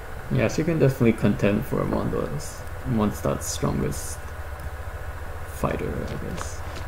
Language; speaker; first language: English; native; English